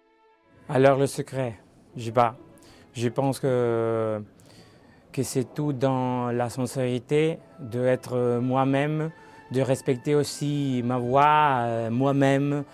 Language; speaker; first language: French; non-native, fluent; Spanish